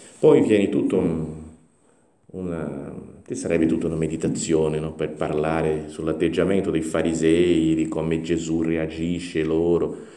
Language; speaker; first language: Italian; non-native, fluent; Portuguese